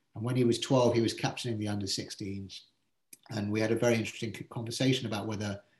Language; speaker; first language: English; native; English